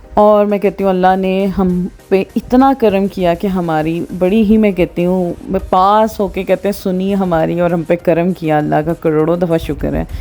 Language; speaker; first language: Urdu; non-native, local second language; Punjabi